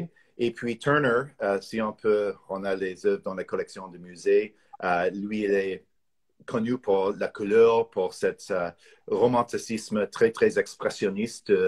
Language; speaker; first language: French; non-native, fluent; English